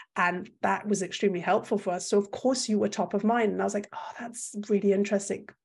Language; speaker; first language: English; non-native, fluent; French